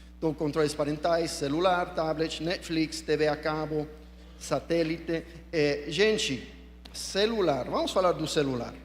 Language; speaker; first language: Portuguese; non-native, fluent; English